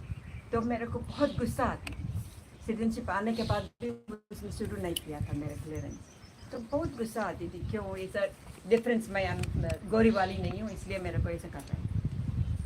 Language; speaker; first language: Hindi; non-native, local second language; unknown